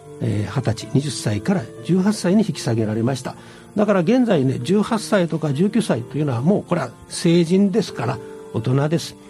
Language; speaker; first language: Japanese; native; Japanese